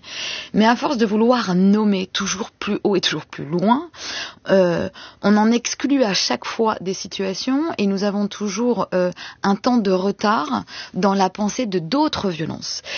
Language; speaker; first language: French; native; French